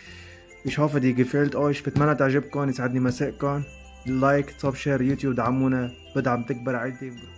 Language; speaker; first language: German; non-native, learner; Arabic